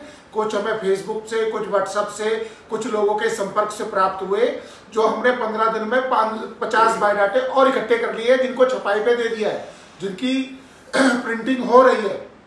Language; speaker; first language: Hindi; native; Hindi